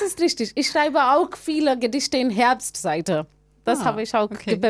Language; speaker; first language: German; non-native, learner; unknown